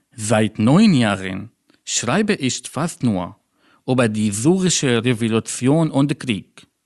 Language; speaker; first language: German; non-native, fluent; Arabic